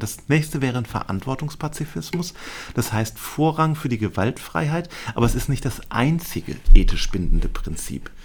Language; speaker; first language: German; native; German